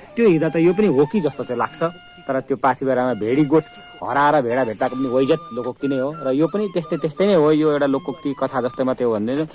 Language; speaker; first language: Nepali; non-native, local second language; Limbu